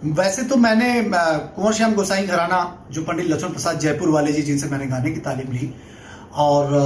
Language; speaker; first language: Hindi; non-native, local second language; Bangla